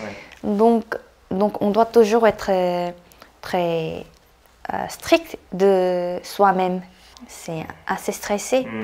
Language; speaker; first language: French; non-native, fluent; Korean